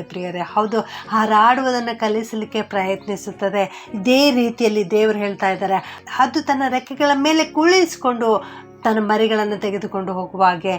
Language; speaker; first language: Kannada; native; Kannada